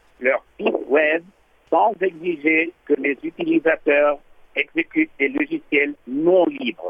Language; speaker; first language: French; non-native, learner; English